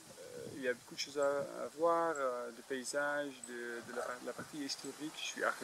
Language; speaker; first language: French; non-native, fluent; Dutch